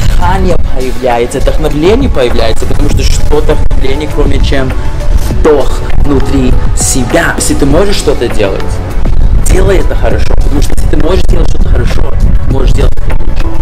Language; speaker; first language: Russian; non-native, fluent; English